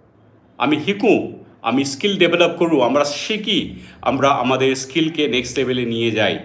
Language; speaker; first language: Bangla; non-native, local second language; Assamese